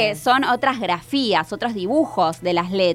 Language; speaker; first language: Spanish; native; Spanish